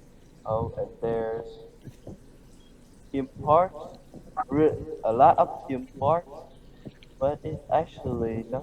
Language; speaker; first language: English; non-native, learner; Vietnamese